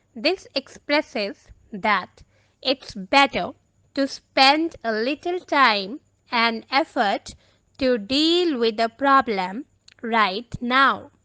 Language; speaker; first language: English; non-native, local second language; Punjabi